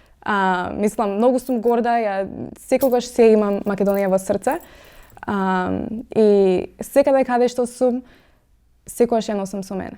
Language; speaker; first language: Macedonian; early bilingual, other home language; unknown